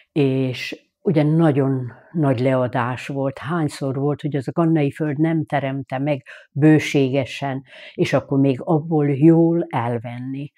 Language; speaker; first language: Hungarian; native; Hungarian